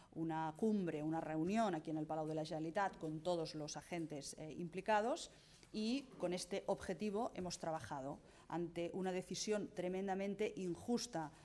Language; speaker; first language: Spanish; non-native, local second language; Catalan